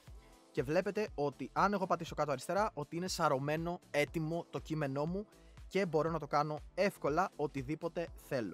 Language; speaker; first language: Greek; native; Greek